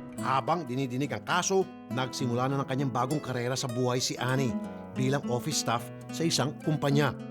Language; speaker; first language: Filipino; native; Filipino